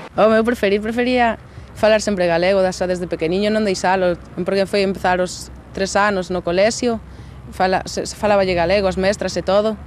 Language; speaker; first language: Galician; native; Galician